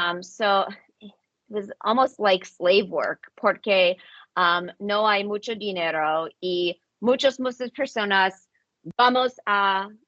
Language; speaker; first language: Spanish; non-native, learner; English